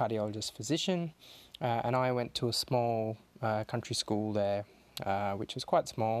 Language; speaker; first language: English; native; English